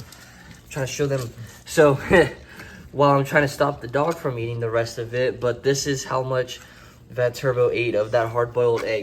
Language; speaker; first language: English; native; English